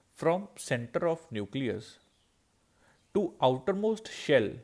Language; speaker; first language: English; non-native, local second language; Punjabi